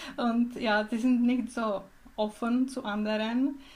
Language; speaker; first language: German; non-native, learner; Czech